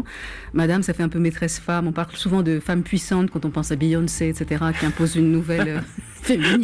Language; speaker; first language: French; native; French